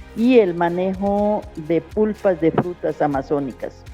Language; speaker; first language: Spanish; native; Spanish